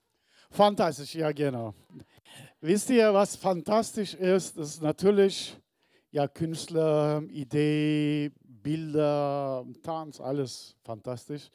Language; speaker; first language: German; non-native, learner; Turkish